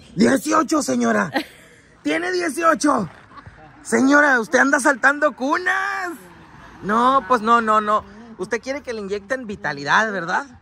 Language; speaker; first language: Spanish; native; Spanish